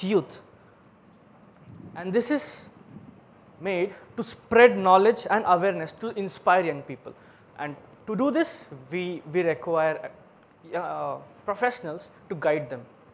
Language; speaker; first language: English; non-native, local second language; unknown